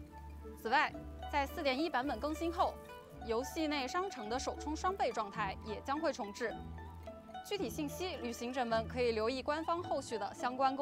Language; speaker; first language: Chinese; native; Chinese